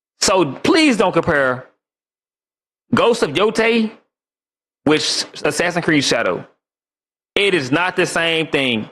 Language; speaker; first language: English; native; English